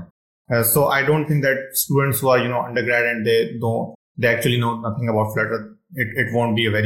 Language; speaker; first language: English; non-native, local second language; Urdu